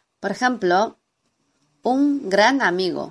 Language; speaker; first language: Spanish; non-native, fluent; Chinese